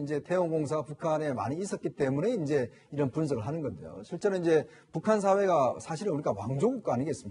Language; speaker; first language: Korean; native; Korean